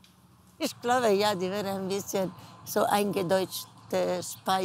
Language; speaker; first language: German; non-native, learner; Spanish